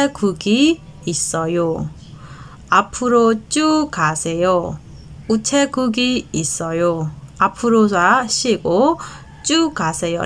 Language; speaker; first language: Korean; non-native, fluent; Burmese